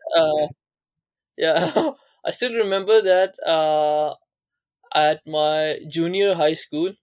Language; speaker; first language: English; non-native, local second language; Urdu